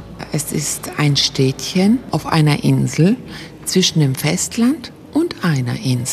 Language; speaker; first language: German; native; German